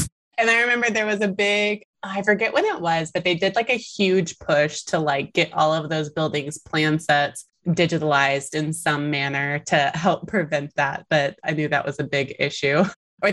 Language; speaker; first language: English; native; English